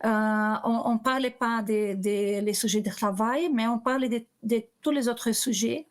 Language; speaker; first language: French; non-native, learner; Portuguese